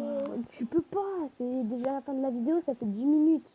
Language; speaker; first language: French; native; French